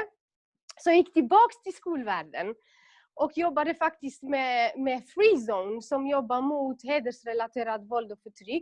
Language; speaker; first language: Swedish; non-native, local second language; Kurdish